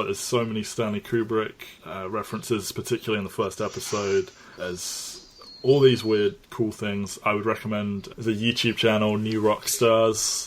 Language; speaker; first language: English; native; English